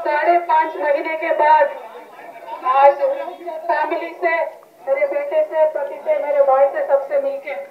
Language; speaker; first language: Hindi; non-native, local second language; Telugu